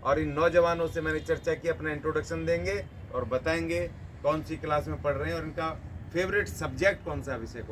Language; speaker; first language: Hindi; native; Hindi